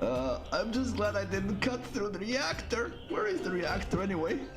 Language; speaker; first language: English; native; English